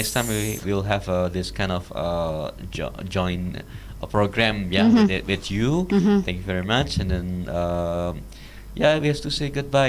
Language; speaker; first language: English; non-native, learner; Indonesian